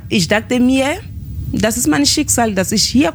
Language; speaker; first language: German; non-native, fluent; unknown